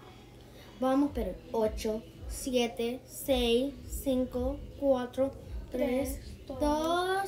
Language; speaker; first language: Spanish; early bilingual, heritage; Spanish